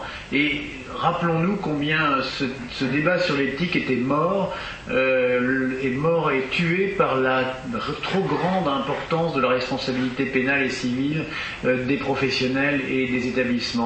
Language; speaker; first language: French; native; French